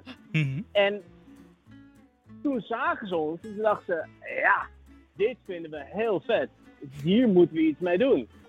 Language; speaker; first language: Dutch; native; Dutch